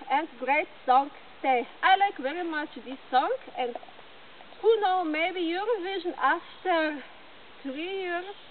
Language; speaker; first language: English; non-native, learner; Slovenian